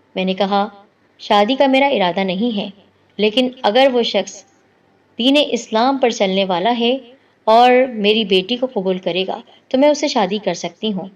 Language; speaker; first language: Urdu; native; Urdu